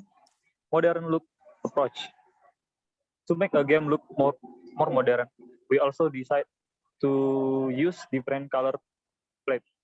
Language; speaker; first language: English; non-native, learner; Indonesian